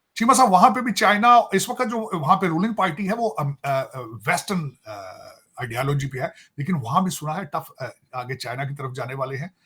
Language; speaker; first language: Urdu; non-native, local second language; Punjabi